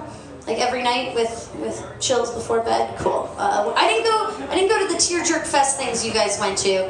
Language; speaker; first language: English; native; English